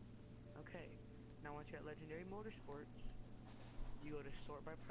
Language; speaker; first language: English; native; English